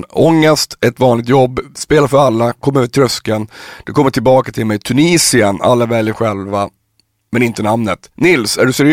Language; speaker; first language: Swedish; native; Swedish